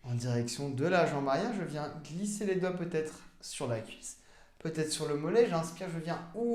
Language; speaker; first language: French; native; French